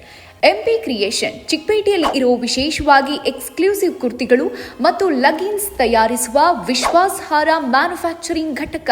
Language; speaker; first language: Kannada; native; Kannada